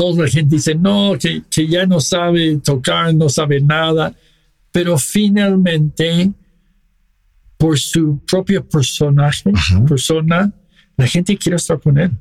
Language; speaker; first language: Spanish; non-native, fluent; English